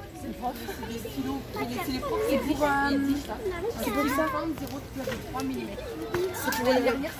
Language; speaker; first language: French; native; French